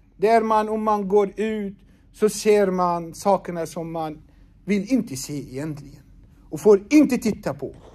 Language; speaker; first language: Swedish; non-native, fluent; Arabic